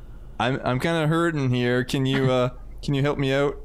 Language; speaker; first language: English; native; English